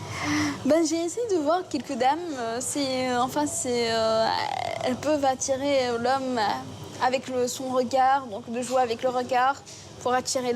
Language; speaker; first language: French; non-native, local second language; Arabic